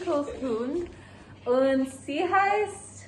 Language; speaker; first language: German; non-native, learner; English